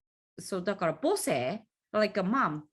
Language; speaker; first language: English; non-native, learner; Japanese